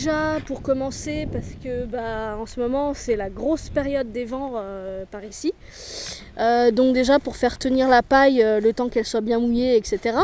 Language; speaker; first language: French; native; French